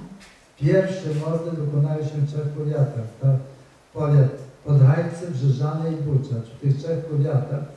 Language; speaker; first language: Polish; native; Polish